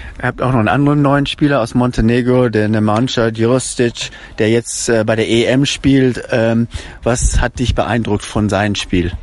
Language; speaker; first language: German; native; German